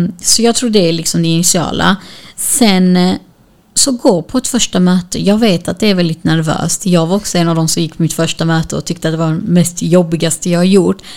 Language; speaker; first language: Swedish; early bilingual, other home language; Kurdish